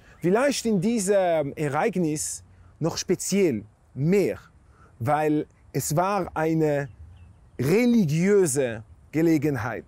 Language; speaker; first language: German; non-native, fluent; Hebrew